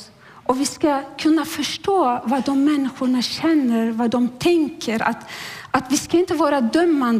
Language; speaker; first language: Swedish; non-native, fluent; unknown